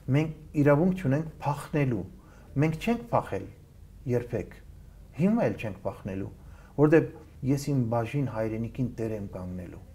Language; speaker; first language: Armenian; early bilingual, heritage; Armenian